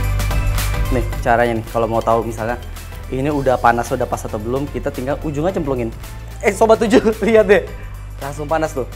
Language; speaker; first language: Indonesian; native; Indonesian